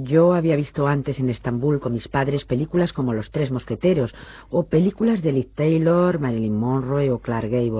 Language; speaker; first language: Spanish; native; Spanish